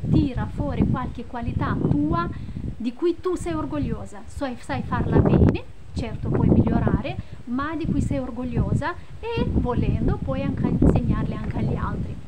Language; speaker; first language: Italian; non-native, fluent; Romanian